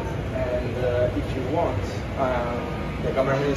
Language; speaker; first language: English; non-native, learner; Italian